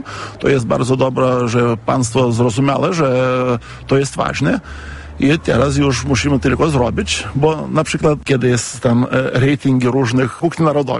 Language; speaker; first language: Polish; non-native, fluent; Lithuanian